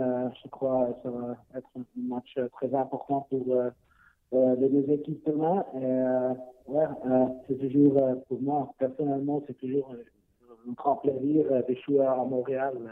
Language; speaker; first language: French; non-native, learner; Swiss German